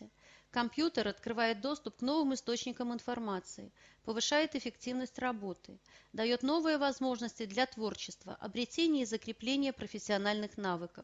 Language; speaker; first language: Russian; native; Russian